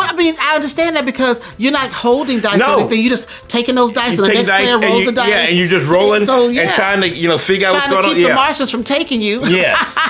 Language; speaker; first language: English; native; English